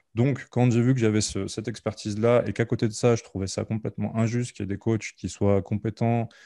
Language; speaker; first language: French; native; French